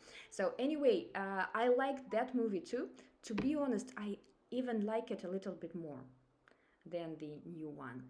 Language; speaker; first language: English; non-native, fluent; Russian